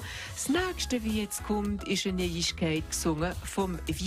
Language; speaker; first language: German; native; German